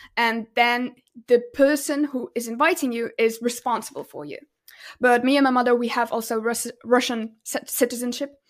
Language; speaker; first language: English; non-native, fluent; Russian